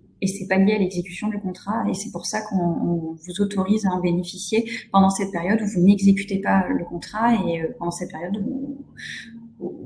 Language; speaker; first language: French; native; French